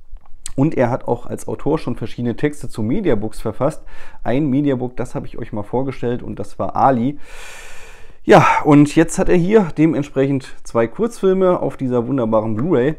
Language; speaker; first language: German; native; German